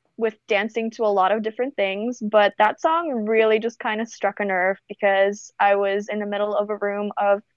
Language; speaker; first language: English; native; English